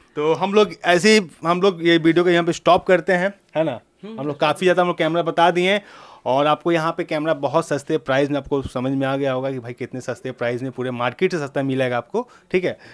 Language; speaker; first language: Hindi; native; Hindi